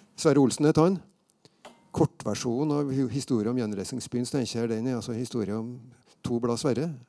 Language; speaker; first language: Norwegian; native; Norwegian